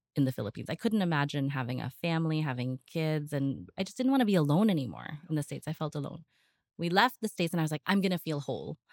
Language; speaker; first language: English; native; English